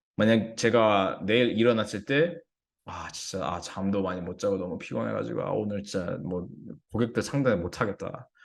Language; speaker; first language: Korean; early bilingual, heritage; English